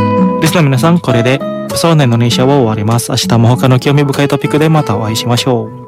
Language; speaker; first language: Japanese; non-native, fluent; Indonesian